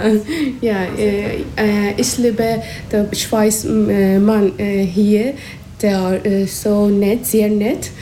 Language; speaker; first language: German; non-native, learner; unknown